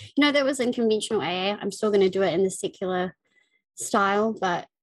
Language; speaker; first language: English; native; English